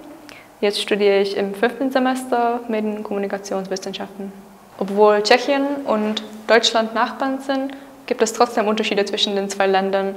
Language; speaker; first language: German; non-native, fluent; Czech